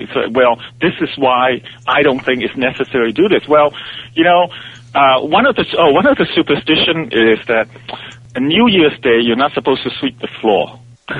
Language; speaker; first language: English; non-native, local second language; Cantonese